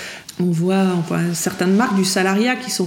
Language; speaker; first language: French; native; French